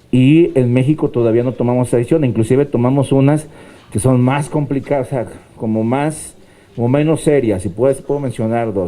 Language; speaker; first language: Spanish; native; Spanish